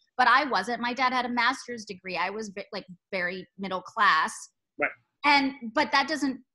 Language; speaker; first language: English; native; English